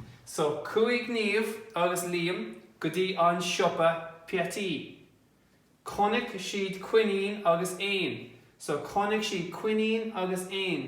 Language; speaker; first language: Irish; non-native, local second language; English